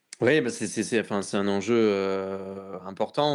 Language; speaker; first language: French; native; French